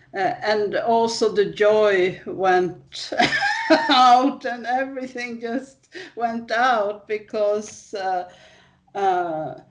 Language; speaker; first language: English; non-native, fluent; Swedish